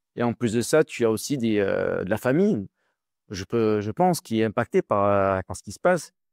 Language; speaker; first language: French; native; French